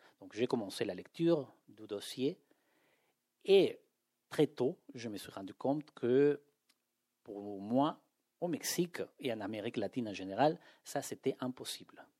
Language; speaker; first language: French; non-native, fluent; Spanish